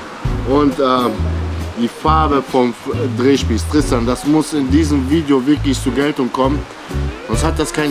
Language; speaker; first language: German; native; German